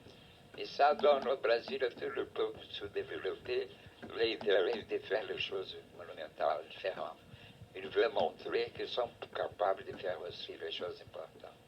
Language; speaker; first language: French; non-native, fluent; Portuguese